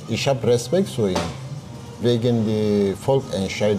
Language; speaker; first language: German; non-native, fluent; Turkish